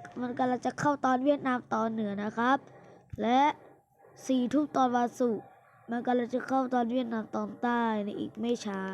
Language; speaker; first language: Thai; native; Thai